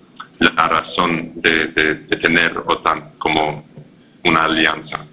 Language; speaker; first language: Spanish; non-native, fluent; English